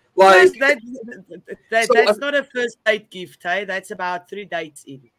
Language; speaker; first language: English; non-native, local second language; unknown